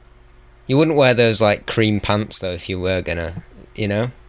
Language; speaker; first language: English; native; English